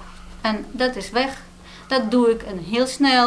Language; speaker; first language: Dutch; non-native, fluent; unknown